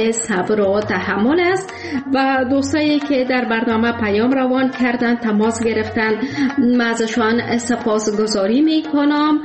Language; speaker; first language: Persian; native; Persian